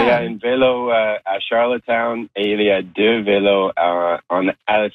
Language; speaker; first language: French; non-native, local second language; English